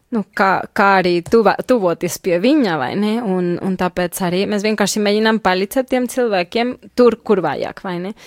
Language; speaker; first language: Latvian; non-native, fluent; Spanish